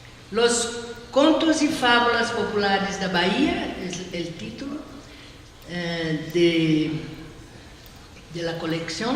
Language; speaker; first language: Spanish; non-native, learner; Portuguese